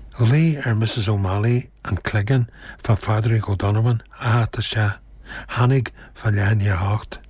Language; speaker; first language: Irish; native; Irish